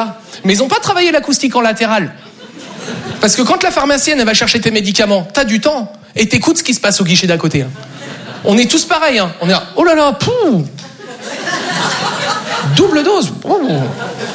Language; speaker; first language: French; native; French